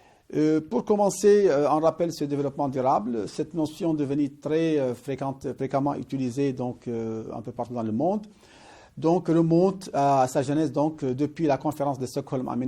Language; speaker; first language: French; non-native, local second language; Arabic